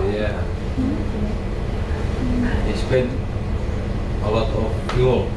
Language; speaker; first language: English; non-native, learner; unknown